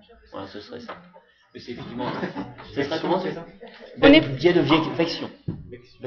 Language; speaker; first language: French; native; French